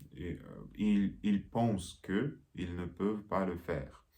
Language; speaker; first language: French; non-native, learner; Russian